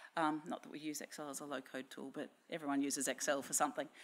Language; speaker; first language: English; native; English